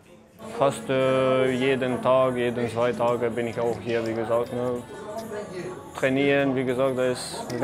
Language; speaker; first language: German; non-native, learner; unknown